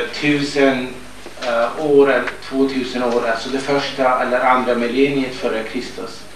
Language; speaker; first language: Swedish; non-native, fluent; Kurdish